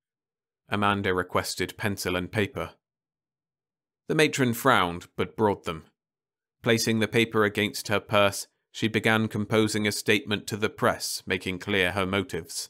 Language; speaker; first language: English; native; English